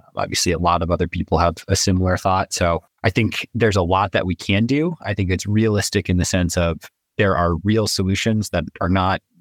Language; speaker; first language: English; native; English